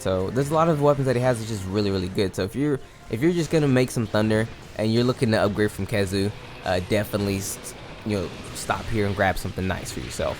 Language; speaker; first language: English; native; English